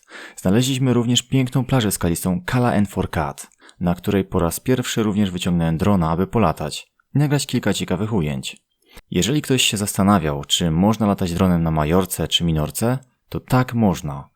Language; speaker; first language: Polish; native; Polish